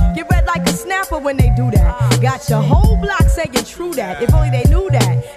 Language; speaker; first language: English; non-native, fluent; Dutch